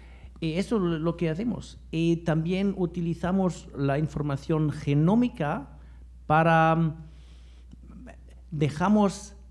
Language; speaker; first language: Spanish; non-native, fluent; German